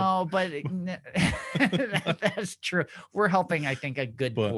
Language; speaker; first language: English; native; English